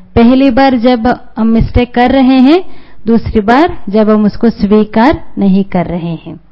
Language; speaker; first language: Hindi; native; Hindi